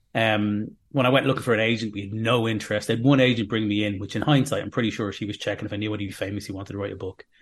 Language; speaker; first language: English; native; English